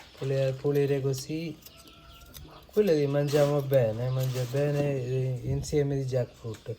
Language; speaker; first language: Italian; non-native, learner; Malayalam